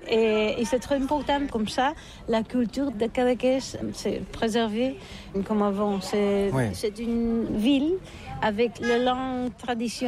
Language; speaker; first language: French; non-native, learner; Catalan